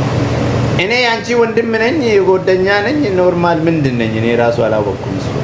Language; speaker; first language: Amharic; non-native, local second language; Oromo